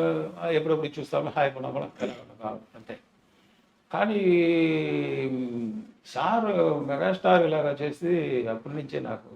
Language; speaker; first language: Telugu; non-native, local second language; Tamil